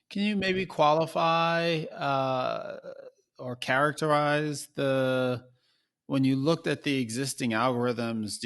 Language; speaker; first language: English; native; English